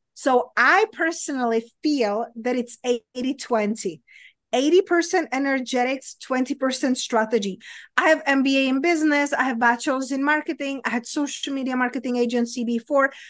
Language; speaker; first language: English; non-native, fluent; Czech